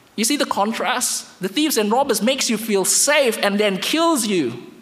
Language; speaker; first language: English; non-native, fluent; Indonesian